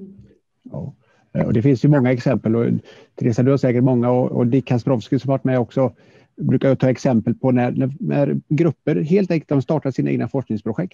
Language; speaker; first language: Swedish; native; Swedish